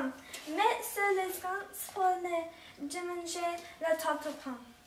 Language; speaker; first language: French; non-native, learner; English